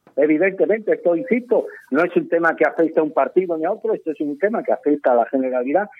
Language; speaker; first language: Spanish; native; Spanish